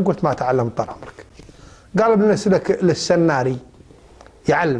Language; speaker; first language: Arabic; native; Arabic